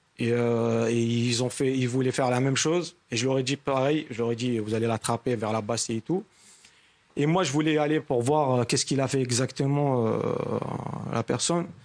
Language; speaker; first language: French; non-native, local second language; Arabic